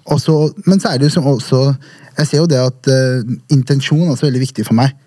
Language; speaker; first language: Norwegian; early bilingual, other home language; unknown